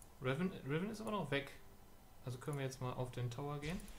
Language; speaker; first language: German; native; German